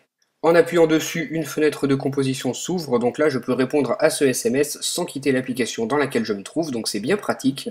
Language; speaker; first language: French; native; French